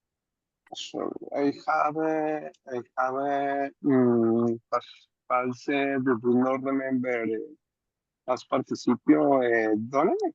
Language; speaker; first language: English; non-native, learner; Spanish